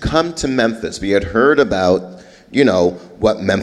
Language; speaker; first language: English; native; English